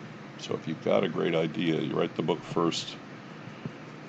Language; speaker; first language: English; native; English